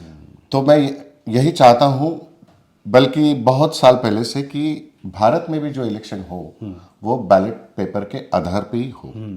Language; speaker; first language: Hindi; native; Hindi